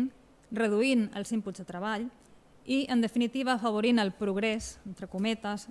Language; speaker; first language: Catalan; native; Catalan